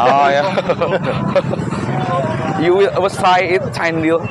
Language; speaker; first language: English; non-native, learner; Indonesian